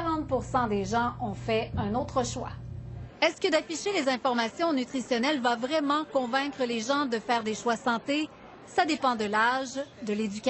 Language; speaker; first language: French; native; French